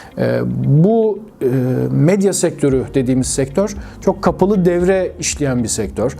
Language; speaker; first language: Turkish; native; Turkish